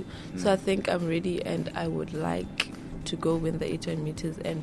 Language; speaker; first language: English; non-native, local second language; Southern Sotho